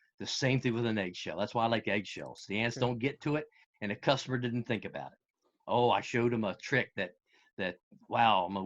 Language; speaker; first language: English; native; English